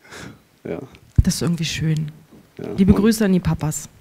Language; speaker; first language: German; native; German